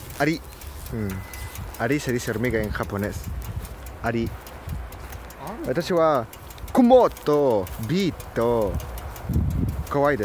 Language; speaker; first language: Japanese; non-native, learner; Spanish